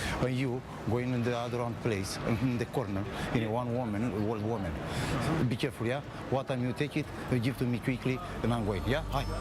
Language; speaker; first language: English; non-native, learner; Romanian